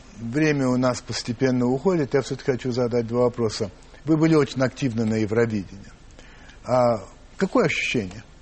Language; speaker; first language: Russian; early bilingual, heritage; English